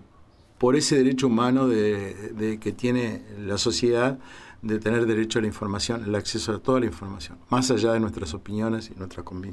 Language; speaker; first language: Spanish; native; Spanish